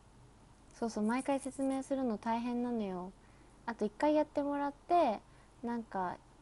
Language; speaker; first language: Japanese; native; Japanese